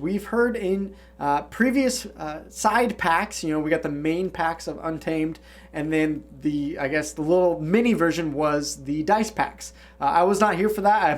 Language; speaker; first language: English; native; English